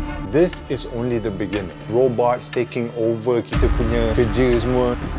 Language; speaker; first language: English; non-native, local second language; Malay